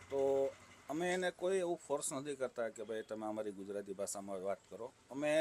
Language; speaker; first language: Gujarati; native; Gujarati